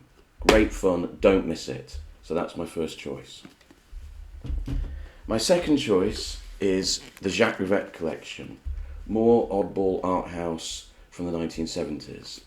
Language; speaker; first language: English; native; English